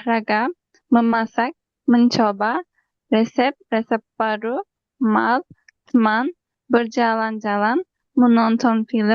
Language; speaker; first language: Indonesian; non-native, learner; Turkish